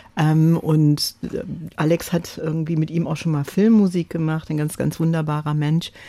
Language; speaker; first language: German; non-native, fluent; English